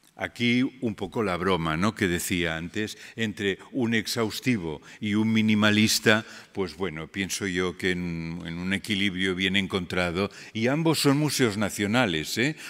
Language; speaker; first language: Spanish; non-native, local second language; Catalan